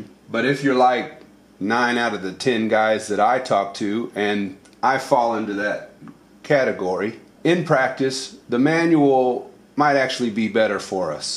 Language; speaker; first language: English; native; English